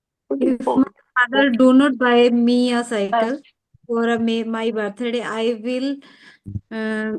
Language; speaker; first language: English; non-native, learner; Hindi